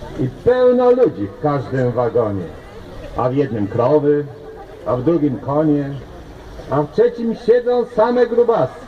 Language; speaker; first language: Polish; native; Polish